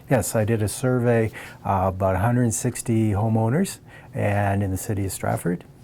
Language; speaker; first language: English; native; English